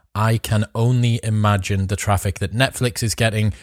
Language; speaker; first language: English; native; English